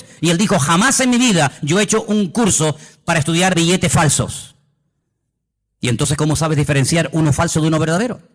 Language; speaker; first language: Spanish; native; Spanish